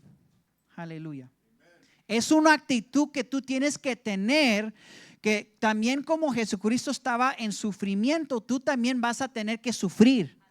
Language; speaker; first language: Spanish; early bilingual, heritage; English